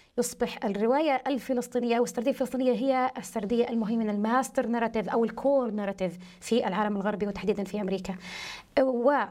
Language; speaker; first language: Arabic; early bilingual, heritage; Arabic